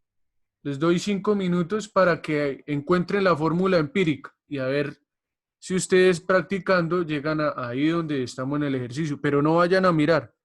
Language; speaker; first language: Spanish; native; Spanish